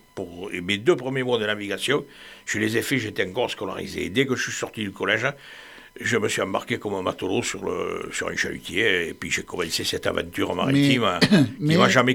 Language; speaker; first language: French; native; French